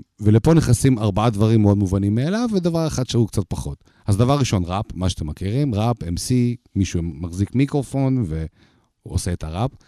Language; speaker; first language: Hebrew; early bilingual, other home language; Russian